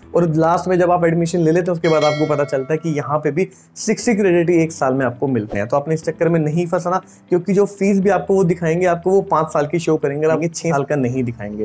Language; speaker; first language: Hindi; native; Hindi